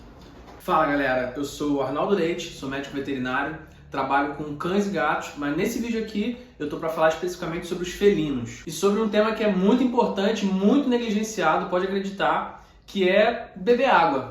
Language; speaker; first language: Portuguese; native; Portuguese